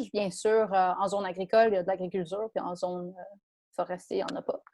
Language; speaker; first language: French; native; French